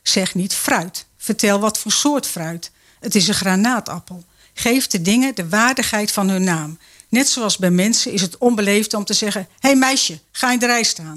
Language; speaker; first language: Dutch; native; Dutch